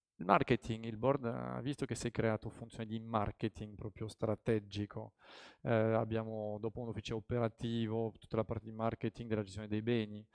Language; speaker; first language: Italian; non-native, fluent; French